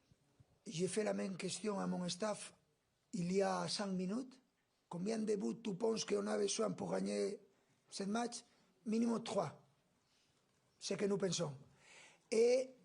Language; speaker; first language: French; non-native, fluent; Spanish